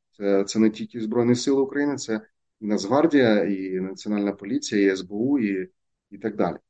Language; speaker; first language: Ukrainian; native; Ukrainian